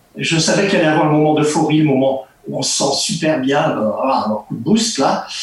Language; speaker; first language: French; native; French